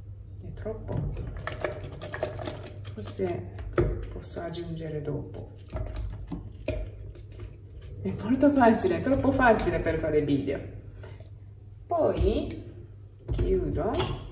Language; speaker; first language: Italian; non-native, learner; Japanese